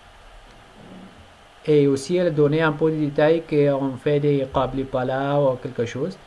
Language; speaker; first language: French; non-native, learner; Persian